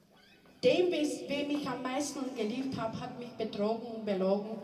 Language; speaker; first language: German; non-native, local second language; Romany